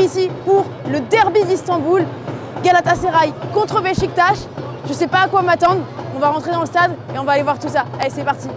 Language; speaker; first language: French; native; French